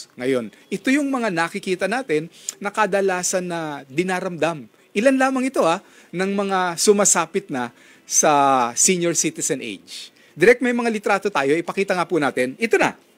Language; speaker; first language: Filipino; non-native, local second language; Bikol